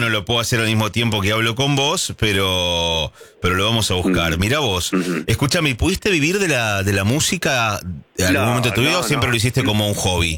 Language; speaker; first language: Spanish; native; Spanish